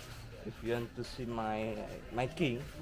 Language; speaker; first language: English; non-native, learner; Indonesian